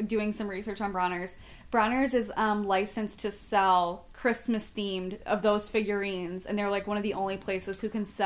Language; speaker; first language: English; native; English